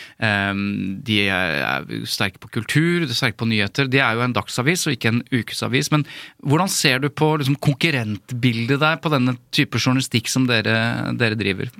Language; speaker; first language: Norwegian; native; Norwegian